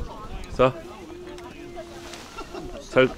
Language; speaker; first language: Korean; native; Korean